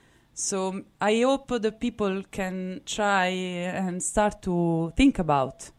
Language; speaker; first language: English; non-native, fluent; Italian